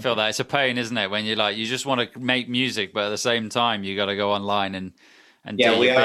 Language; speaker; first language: English; native; English